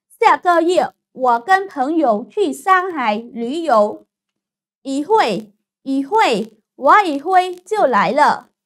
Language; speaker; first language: Chinese; non-native, fluent; Khmer